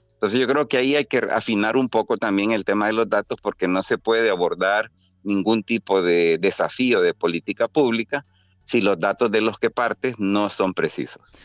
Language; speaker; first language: Spanish; native; Spanish